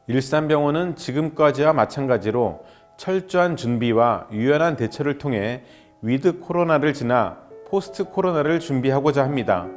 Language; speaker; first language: Korean; native; Korean